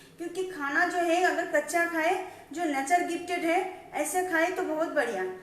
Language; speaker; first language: Hindi; non-native, local second language; Marathi